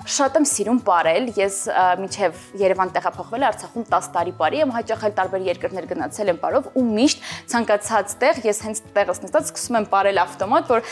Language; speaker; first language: Armenian; native; Armenian